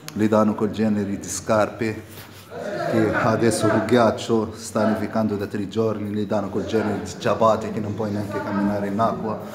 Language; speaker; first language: Italian; non-native, fluent; Arabic